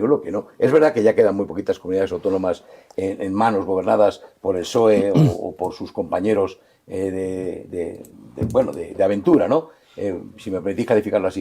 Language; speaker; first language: Spanish; native; Spanish